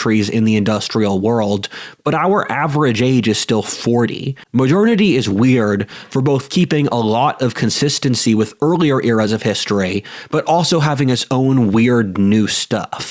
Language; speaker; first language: English; native; English